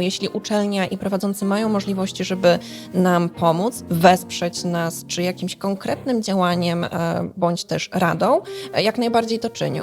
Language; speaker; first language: Polish; native; Polish